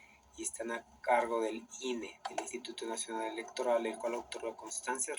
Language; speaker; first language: Spanish; native; Spanish